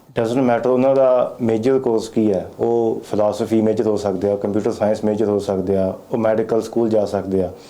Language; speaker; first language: Punjabi; native; Punjabi